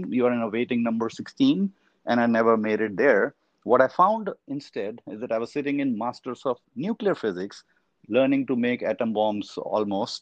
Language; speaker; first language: English; non-native, local second language; Hindi